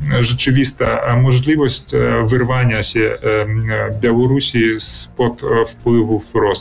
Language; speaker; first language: Polish; early bilingual, heritage; Polish